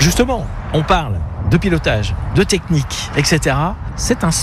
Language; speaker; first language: French; native; French